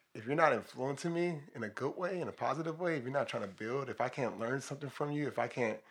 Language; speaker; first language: English; native; English